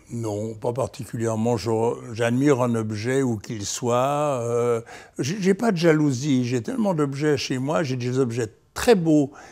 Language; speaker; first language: French; native; French